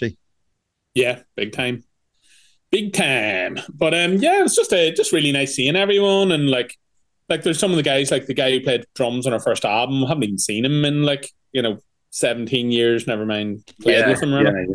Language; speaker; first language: English; native; English